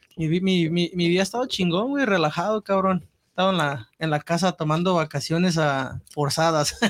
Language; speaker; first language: Spanish; early bilingual, heritage; Spanish